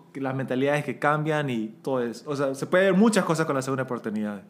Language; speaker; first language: Spanish; native; Spanish